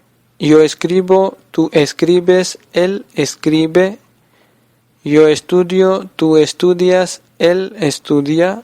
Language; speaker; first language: Spanish; non-native, fluent; Urdu